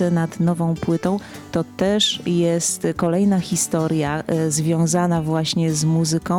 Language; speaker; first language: Polish; native; Polish